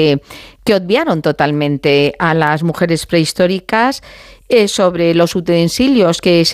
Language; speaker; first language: Spanish; native; Spanish